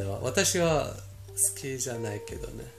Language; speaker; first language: Japanese; non-native, fluent; Persian